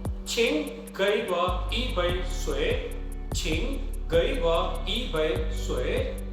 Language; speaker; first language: Chinese; non-native, learner; Urdu